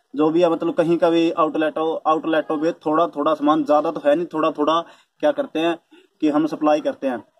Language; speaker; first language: Hindi; native; Hindi